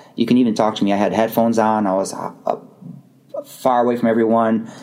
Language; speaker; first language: English; non-native, fluent; Portuguese